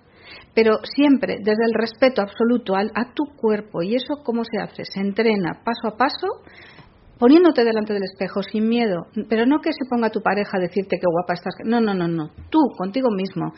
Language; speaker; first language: Spanish; native; Spanish